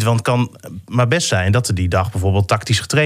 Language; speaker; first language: Dutch; native; Dutch